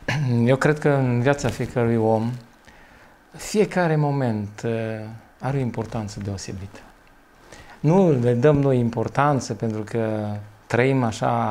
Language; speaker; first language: Romanian; native; Romanian